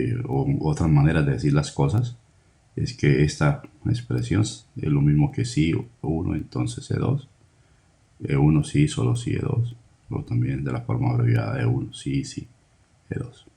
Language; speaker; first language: Spanish; native; Spanish